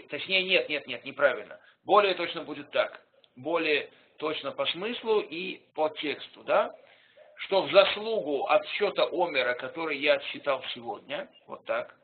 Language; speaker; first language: Russian; native; Russian